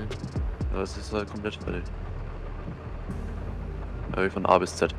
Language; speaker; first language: German; native; German